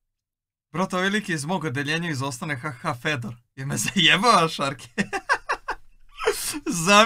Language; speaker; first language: Croatian; native; Croatian